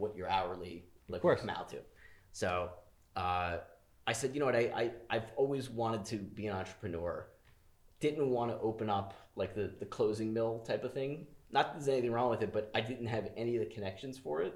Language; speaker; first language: English; native; English